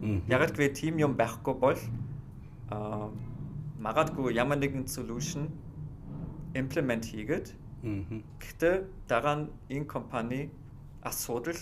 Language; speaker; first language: Mongolian; non-native, fluent; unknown